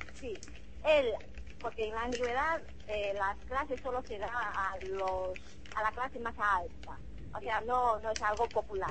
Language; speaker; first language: Spanish; non-native, fluent; Chinese